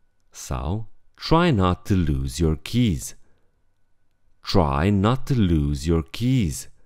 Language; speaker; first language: English; non-native, fluent; Romanian